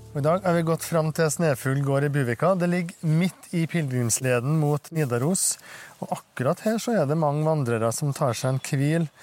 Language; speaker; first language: Norwegian; native; Norwegian